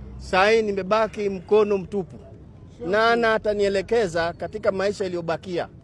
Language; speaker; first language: Swahili; non-native, local second language; Luo (Kenya and Tanzania)